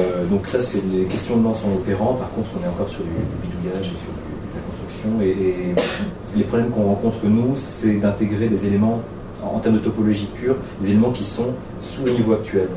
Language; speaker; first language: French; native; French